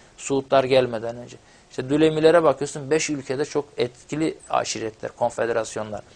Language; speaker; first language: Turkish; non-native, local second language; Kurdish